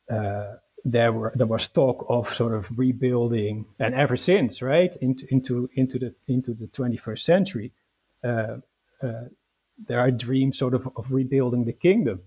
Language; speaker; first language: English; non-native, fluent; Dutch